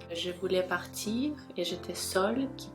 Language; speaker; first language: French; non-native, fluent; Ukrainian